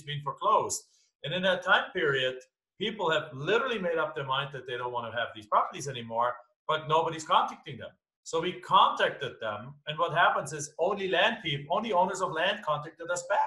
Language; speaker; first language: English; non-native, fluent; German